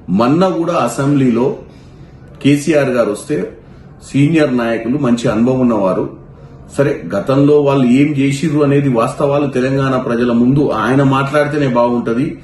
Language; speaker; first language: Telugu; native; Telugu